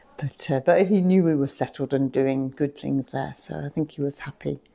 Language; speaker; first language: English; native; English